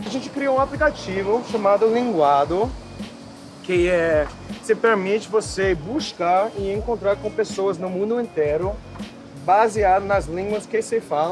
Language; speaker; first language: Portuguese; non-native, fluent; English